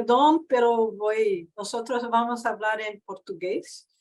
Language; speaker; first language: Spanish; non-native, learner; Portuguese